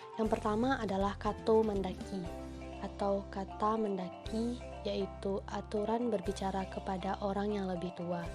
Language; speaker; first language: Indonesian; non-native, local second language; Minangkabau